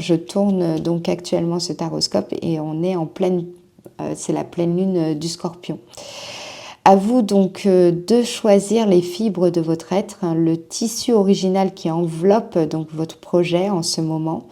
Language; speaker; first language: French; native; French